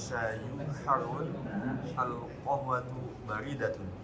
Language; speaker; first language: Arabic; non-native, learner; Indonesian